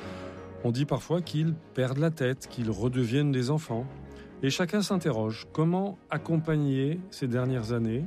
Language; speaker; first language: French; native; French